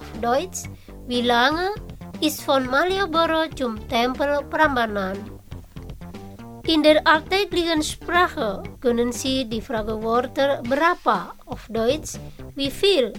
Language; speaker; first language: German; non-native, learner; Indonesian